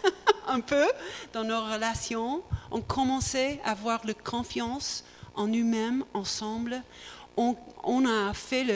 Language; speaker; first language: French; non-native, learner; English